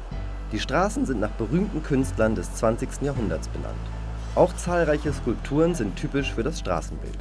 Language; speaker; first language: German; native; German